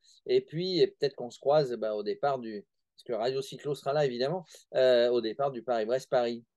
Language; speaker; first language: French; native; French